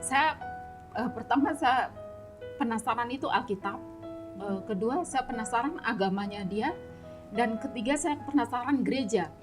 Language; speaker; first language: Indonesian; non-native, local second language; Javanese